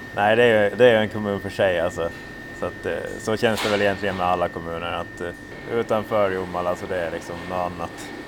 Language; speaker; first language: Swedish; native; Swedish